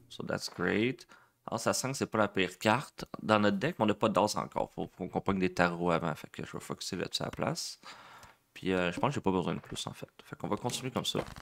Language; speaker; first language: French; native; French